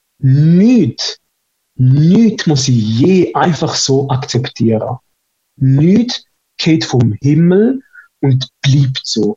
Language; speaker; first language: German; early bilingual, other home language; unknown